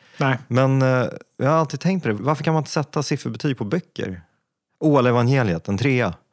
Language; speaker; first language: Swedish; native; Swedish